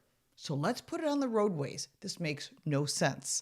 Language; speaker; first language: English; native; English